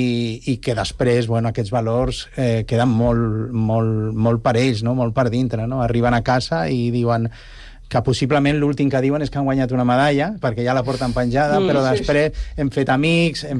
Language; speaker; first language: Catalan; native; Catalan